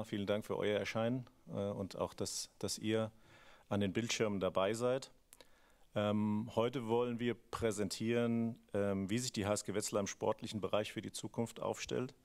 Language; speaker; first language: German; native; German